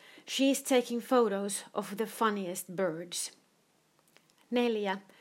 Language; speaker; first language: English; non-native, fluent; Finnish